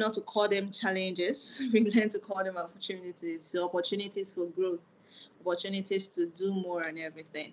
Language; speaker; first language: English; non-native, local second language; Igbo